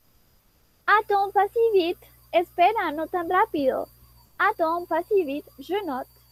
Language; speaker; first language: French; non-native, fluent; Spanish